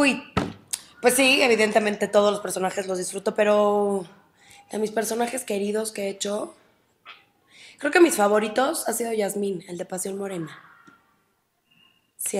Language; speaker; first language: Spanish; native; Spanish